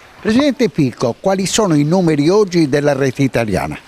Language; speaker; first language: Italian; native; Italian